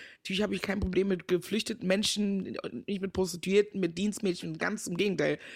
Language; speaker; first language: German; early bilingual, other home language; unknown